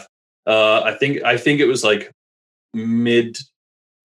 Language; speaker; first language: English; native; English